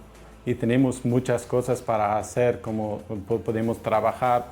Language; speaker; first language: Spanish; non-native, learner; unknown